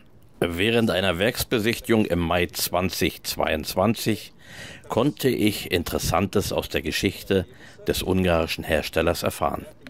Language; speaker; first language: German; native; German